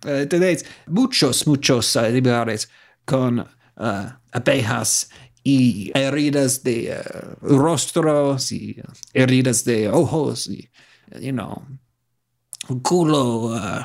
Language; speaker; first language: Spanish; non-native, learner; English